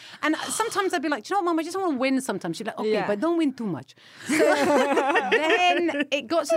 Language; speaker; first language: English; native; English